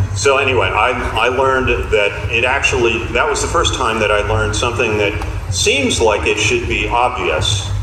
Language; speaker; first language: English; native; English